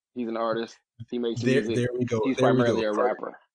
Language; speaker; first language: English; native; English